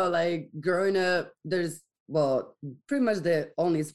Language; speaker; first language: English; non-native, fluent; Spanish